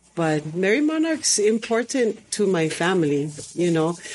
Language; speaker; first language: English; native; English